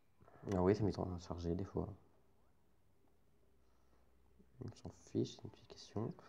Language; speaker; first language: French; native; French